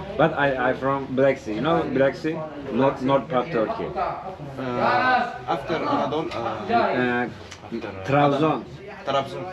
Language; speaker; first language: English; non-native, learner; Turkish